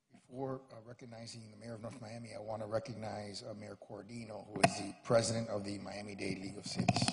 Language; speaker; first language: English; early bilingual, other home language; Spanish